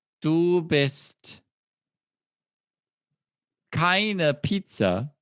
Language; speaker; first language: German; non-native, fluent; English